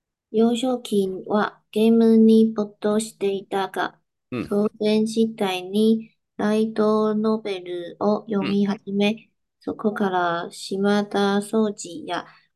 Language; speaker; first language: Japanese; non-native, learner; Chinese